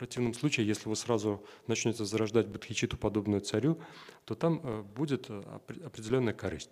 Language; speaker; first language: Russian; native; Russian